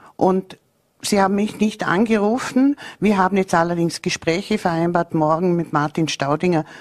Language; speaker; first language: German; native; German